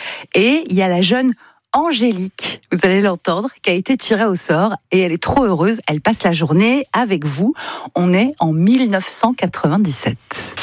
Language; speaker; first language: French; native; French